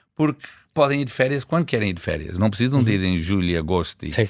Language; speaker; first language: Portuguese; early bilingual, heritage; Portuguese